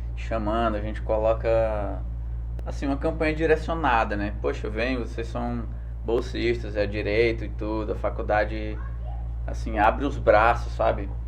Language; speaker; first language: Portuguese; native; Portuguese